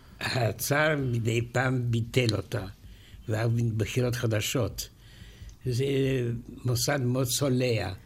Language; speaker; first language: Hebrew; non-native, fluent; Romanian